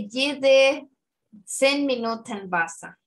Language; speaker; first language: German; non-native, fluent; Spanish